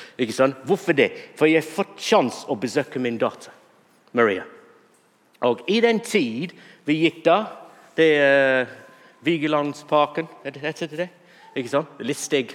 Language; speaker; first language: Norwegian; non-native, fluent; English